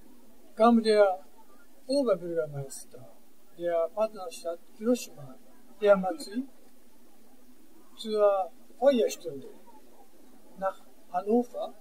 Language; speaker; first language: German; non-native, fluent; Japanese